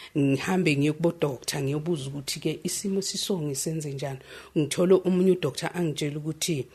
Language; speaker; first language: Zulu; native; Zulu